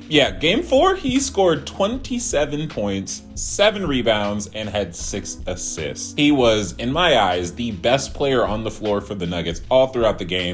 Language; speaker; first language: English; native; English